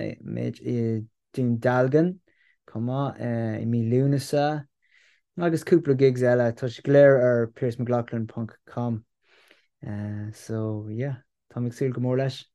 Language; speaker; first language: Irish; non-native, local second language; English